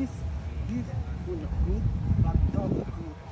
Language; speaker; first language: English; non-native, learner; Italian